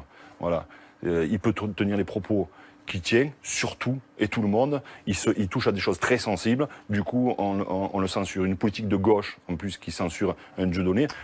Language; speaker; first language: French; native; French